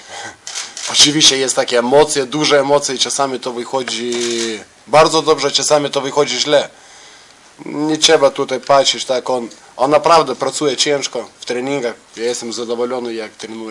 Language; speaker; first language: Polish; non-native, fluent; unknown